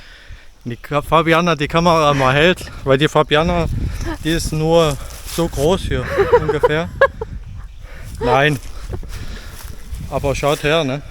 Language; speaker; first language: German; native; German